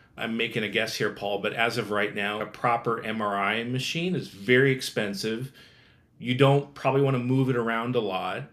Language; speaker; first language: English; native; English